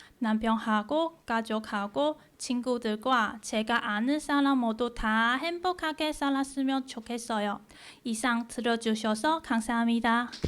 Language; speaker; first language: Korean; non-native, fluent; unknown